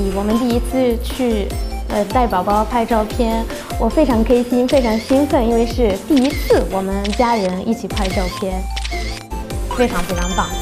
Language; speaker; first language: Chinese; non-native, fluent; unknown